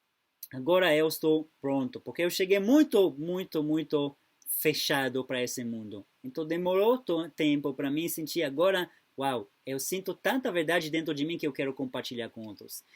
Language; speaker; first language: Portuguese; non-native, fluent; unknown